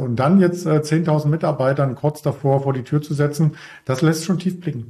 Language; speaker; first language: German; native; German